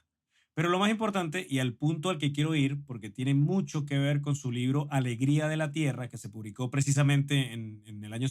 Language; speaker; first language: Spanish; native; Spanish